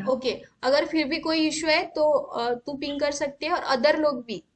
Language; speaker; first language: Hindi; non-native, local second language; Marathi